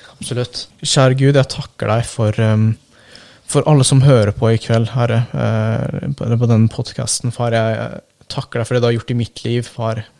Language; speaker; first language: Norwegian; early bilingual, other home language; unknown